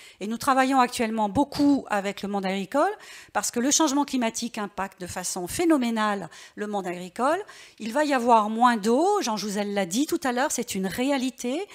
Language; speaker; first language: French; native; French